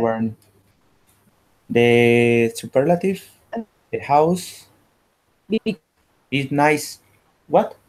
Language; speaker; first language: English; non-native, learner; Spanish